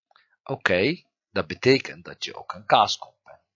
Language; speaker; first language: Dutch; non-native, fluent; Turkish